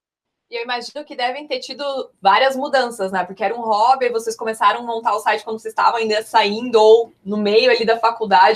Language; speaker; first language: Portuguese; native; Portuguese